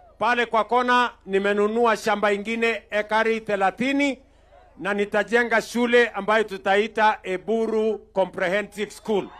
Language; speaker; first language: Swahili; non-native, local second language; Kalenjin